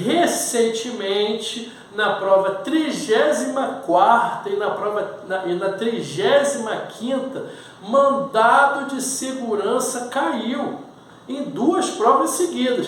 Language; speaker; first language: Portuguese; native; Portuguese